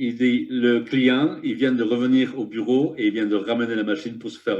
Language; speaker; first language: French; native; French